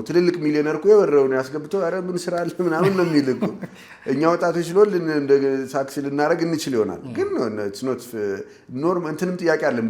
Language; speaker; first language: Amharic; native; Amharic